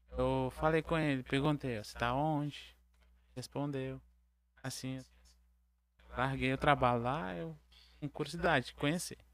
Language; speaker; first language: Portuguese; non-native, learner; Arabic